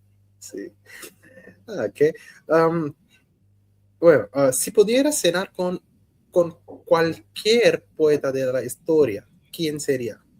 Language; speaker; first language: Spanish; non-native, learner; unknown